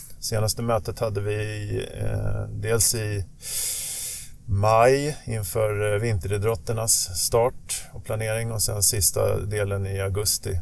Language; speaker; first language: Swedish; native; Swedish